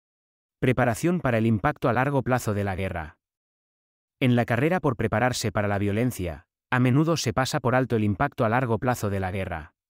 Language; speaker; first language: Spanish; native; Spanish